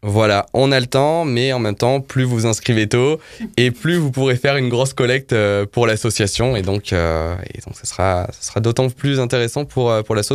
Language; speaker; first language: French; native; French